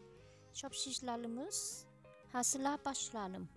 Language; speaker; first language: Turkish; non-native, learner; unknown